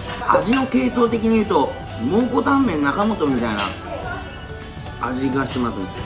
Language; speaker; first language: Japanese; native; Japanese